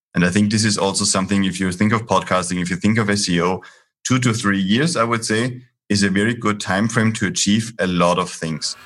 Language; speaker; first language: English; non-native, fluent; German